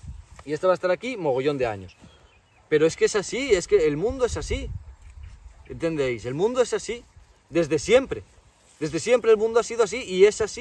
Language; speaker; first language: Spanish; native; Spanish